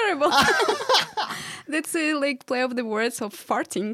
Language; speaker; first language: English; non-native, fluent; Russian